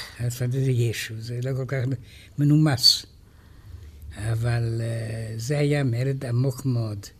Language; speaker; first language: Hebrew; non-native, fluent; Romanian